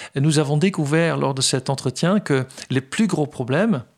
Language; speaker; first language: French; non-native, fluent; Dutch